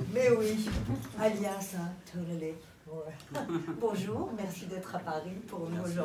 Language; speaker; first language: French; native; French